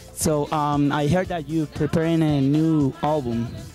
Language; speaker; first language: English; non-native, fluent; Spanish